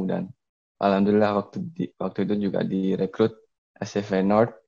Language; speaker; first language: Indonesian; early bilingual, heritage; Indonesian